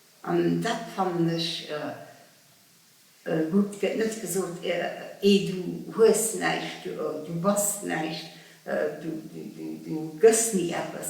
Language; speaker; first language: German; non-native, local second language; Luxembourgish